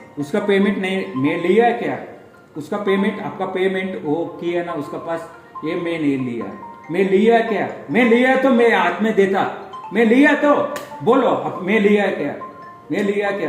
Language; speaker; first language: Hindi; non-native, local second language; Kannada